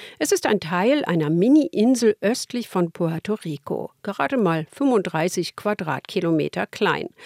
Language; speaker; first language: German; native; German